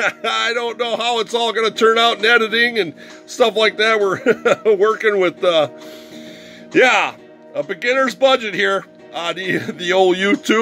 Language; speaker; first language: English; native; English